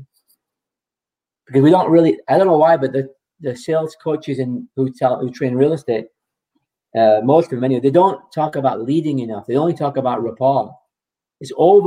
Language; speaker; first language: English; native; English